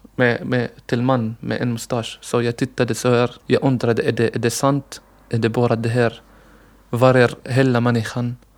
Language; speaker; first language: Swedish; non-native, learner; Arabic